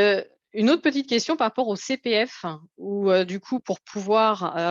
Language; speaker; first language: French; native; French